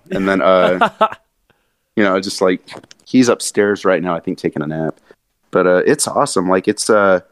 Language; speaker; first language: English; native; English